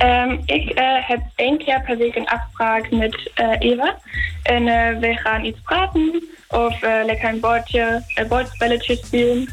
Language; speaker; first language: Dutch; non-native, fluent; German